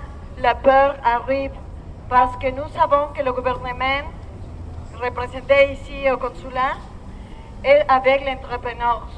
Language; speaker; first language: French; non-native, learner; Spanish